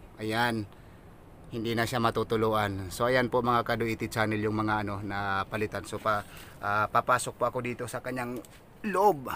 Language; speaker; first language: Filipino; non-native, local second language; Waray